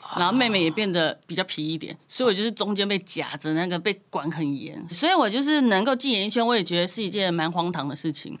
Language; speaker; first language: Chinese; native; Chinese